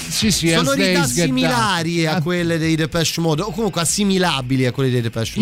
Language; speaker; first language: Italian; native; Italian